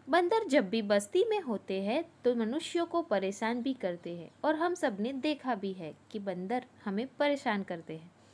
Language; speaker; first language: Hindi; non-native, local second language; Gujarati